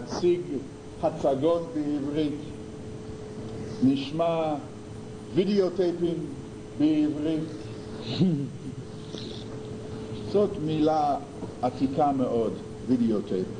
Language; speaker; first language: Hebrew; non-native, fluent; English